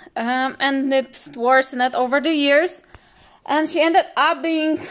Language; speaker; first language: English; non-native, fluent; Polish